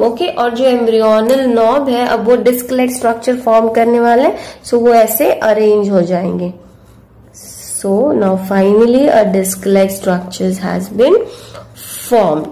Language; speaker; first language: Hindi; native; Hindi